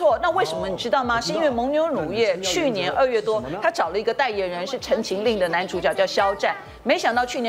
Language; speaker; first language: Chinese; native; Chinese